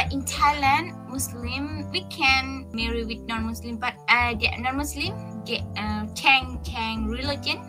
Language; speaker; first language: English; non-native, learner; Thai